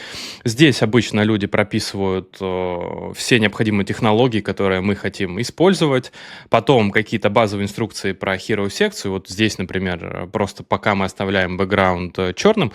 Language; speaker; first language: Russian; native; Russian